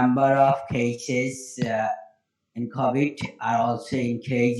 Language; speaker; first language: English; non-native, learner; Bangla